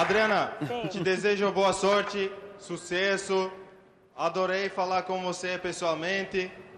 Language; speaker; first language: Portuguese; non-native, fluent; Turkish